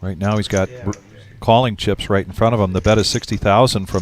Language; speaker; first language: English; native; English